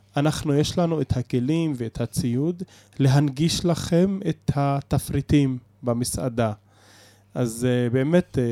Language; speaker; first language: Hebrew; non-native, local second language; Arabic